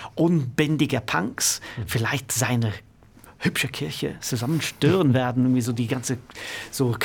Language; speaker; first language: German; non-native, fluent; English